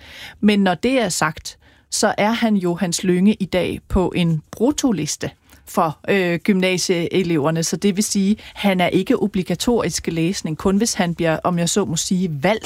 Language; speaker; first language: Danish; native; Danish